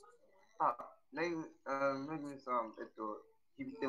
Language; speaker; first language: Japanese; non-native, learner; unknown